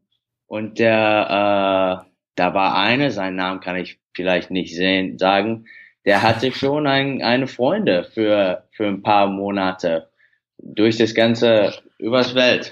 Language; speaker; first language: German; early bilingual, heritage; English